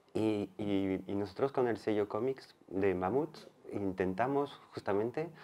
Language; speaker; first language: Spanish; non-native, fluent; French